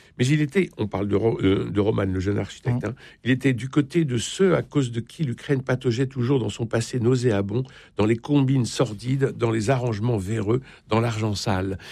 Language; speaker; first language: French; native; French